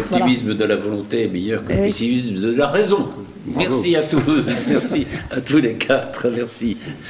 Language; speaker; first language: French; native; French